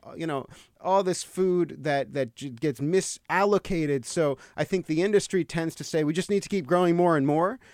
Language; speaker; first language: English; native; English